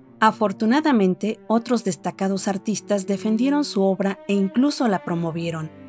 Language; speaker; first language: Spanish; native; Spanish